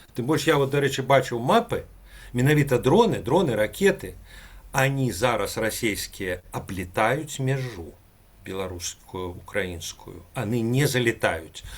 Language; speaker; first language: Belarusian; non-native, local second language; Russian